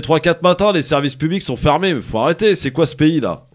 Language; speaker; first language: French; native; French